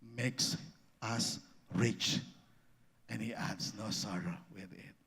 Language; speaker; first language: English; non-native, local second language; Filipino